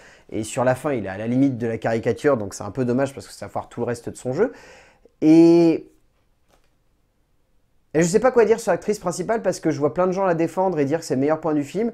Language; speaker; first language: French; native; French